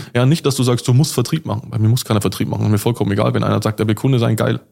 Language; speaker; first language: German; native; German